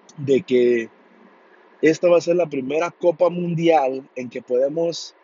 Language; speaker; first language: Spanish; early bilingual, heritage; Spanish